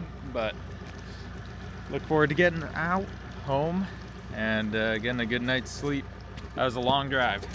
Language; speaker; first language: English; native; English